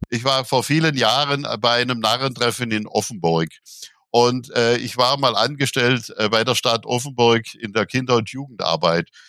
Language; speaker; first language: German; native; German